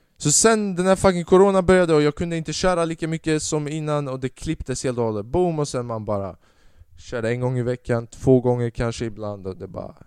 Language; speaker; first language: Swedish; early bilingual, other home language; Albanian